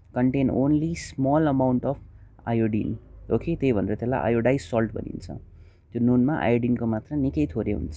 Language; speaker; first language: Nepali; non-native, local second language; Hindi